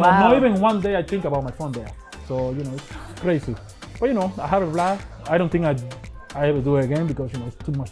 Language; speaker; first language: English; non-native, fluent; Spanish